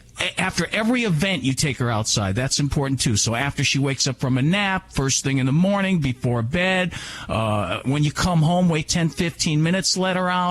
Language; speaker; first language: English; native; English